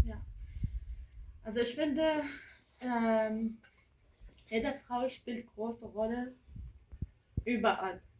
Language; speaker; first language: German; early bilingual, other home language; Kurdish